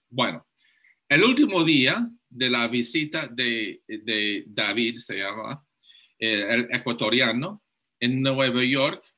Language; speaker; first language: Spanish; non-native, fluent; English